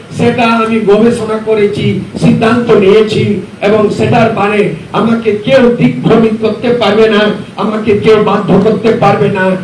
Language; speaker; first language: Bangla; non-native, local second language; Santali